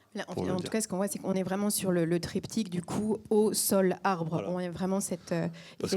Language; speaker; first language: French; native; French